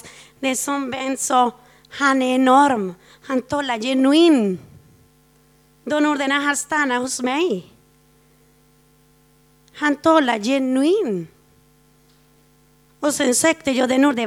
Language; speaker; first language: Swedish; non-native, fluent; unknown